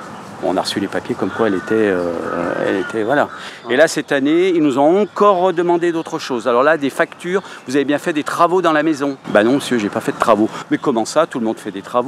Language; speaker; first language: French; native; French